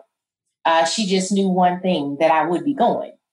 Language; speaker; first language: English; native; English